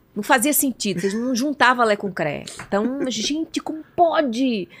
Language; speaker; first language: Portuguese; native; Portuguese